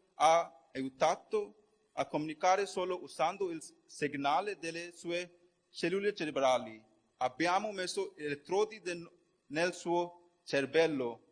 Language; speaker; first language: Italian; non-native, fluent; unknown